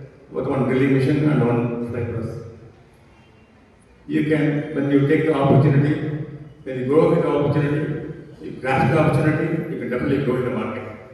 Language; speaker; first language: English; non-native, local second language; Tamil